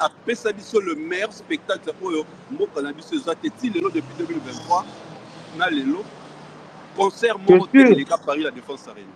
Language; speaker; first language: French; non-native, local second language; Lingala